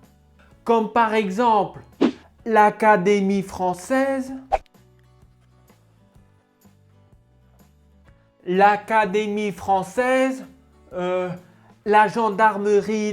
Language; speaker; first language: French; native; French